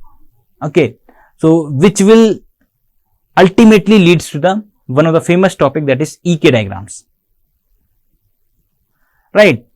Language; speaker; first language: English; non-native, local second language; Hindi